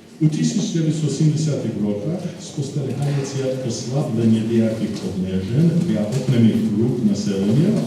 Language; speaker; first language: Ukrainian; non-native, fluent; English